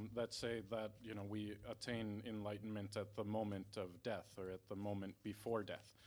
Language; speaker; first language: English; native; English